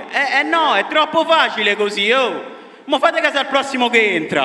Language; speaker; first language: Italian; early bilingual, other home language; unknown